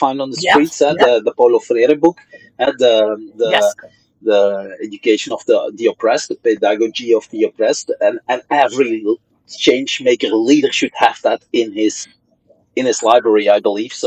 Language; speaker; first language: English; non-native, fluent; Dutch